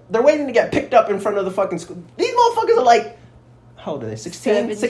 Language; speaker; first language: English; non-native, local second language; Filipino